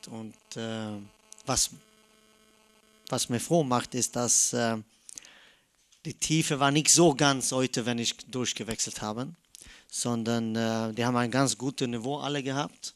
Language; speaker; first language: German; non-native, fluent; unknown